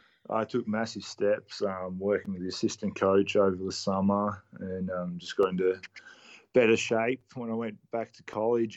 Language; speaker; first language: English; native; English